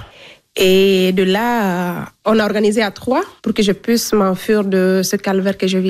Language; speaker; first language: French; non-native, local second language; Fula